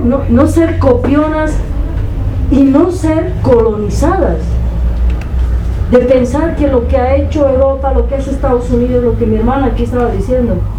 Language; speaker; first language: Spanish; native; Spanish